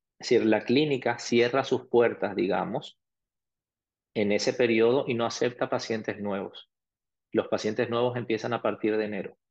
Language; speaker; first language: Spanish; early bilingual, other home language; Arabic